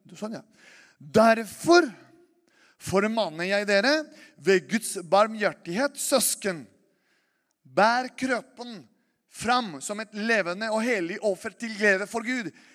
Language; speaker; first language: Norwegian; non-native, fluent; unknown